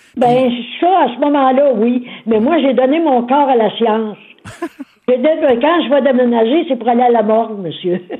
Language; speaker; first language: French; native; French